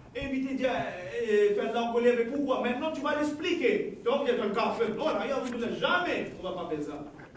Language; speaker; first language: French; non-native, local second language; Haitian Creole